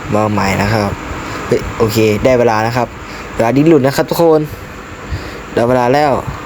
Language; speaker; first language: Thai; native; Thai